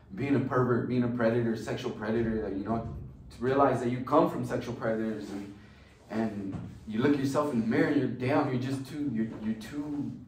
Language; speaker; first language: English; early bilingual, other home language; Spanish